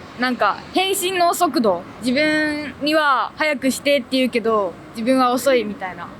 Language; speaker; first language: Japanese; early bilingual, heritage; Japanese